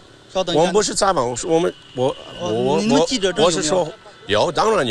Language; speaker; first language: Chinese; non-native, fluent; English